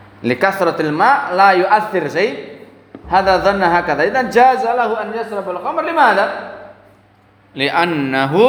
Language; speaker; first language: Arabic; non-native, fluent; Indonesian